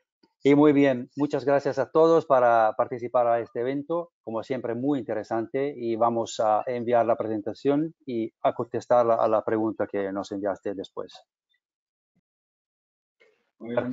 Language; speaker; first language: Spanish; non-native, fluent; Italian